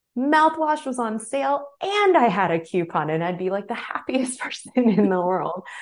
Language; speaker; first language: English; native; English